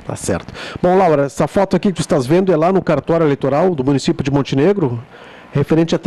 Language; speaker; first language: Portuguese; native; Portuguese